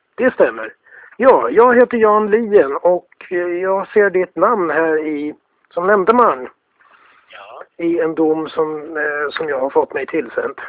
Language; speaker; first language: Swedish; native; Swedish